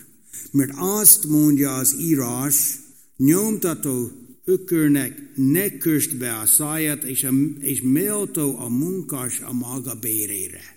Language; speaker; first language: Hungarian; non-native, fluent; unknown